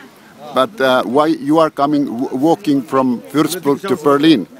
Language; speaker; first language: English; non-native, learner; Finnish